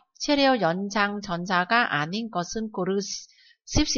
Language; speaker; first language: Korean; non-native, fluent; Vietnamese